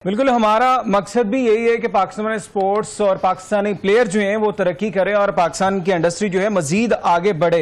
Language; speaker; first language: Urdu; native; Urdu